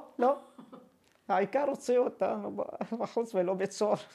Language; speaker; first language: Hebrew; non-native, fluent; Arabic